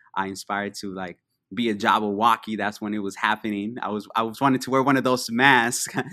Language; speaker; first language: English; early bilingual, other home language; Spanish